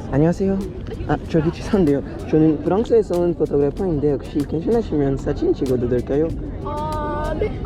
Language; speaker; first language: Korean; non-native, learner; French